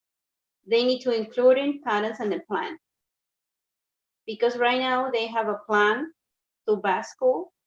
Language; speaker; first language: English; non-native, learner; Spanish